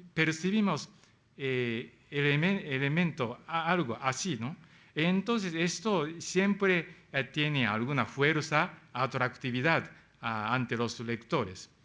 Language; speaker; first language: Spanish; non-native, fluent; Japanese